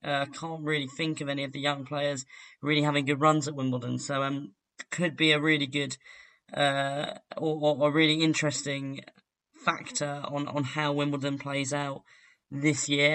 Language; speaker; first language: English; native; English